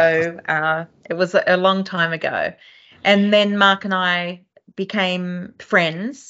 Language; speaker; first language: English; native; English